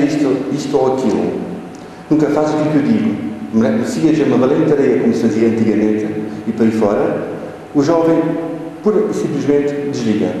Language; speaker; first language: Portuguese; native; Portuguese